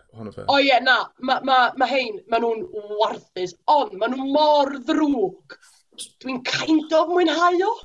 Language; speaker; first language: Welsh; native; Welsh